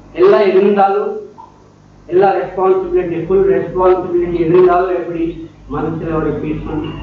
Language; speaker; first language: Tamil; non-native, learner; Kannada